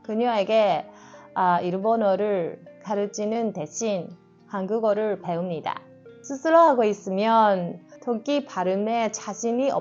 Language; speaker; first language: Korean; non-native, learner; Japanese